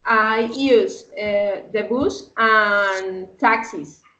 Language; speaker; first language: English; non-native, learner; Spanish